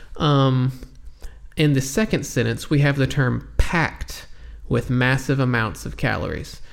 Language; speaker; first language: English; native; English